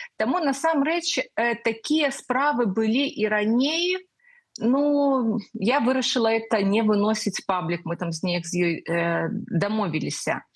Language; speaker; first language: Belarusian; native; Belarusian